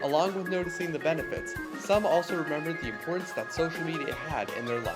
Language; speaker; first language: English; native; English